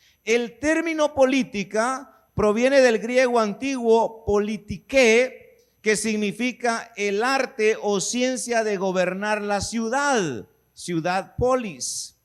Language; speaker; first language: Spanish; native; Spanish